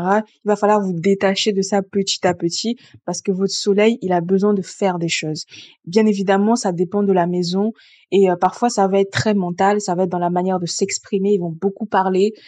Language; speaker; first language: French; early bilingual, other home language; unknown